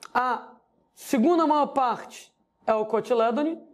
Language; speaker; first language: Portuguese; native; Portuguese